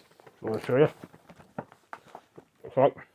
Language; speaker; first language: English; native; English